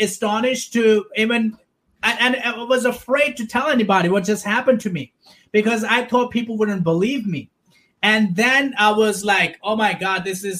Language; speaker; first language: English; non-native, local second language; Urdu